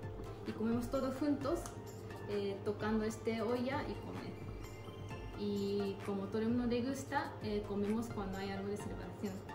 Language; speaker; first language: Spanish; non-native, fluent; Japanese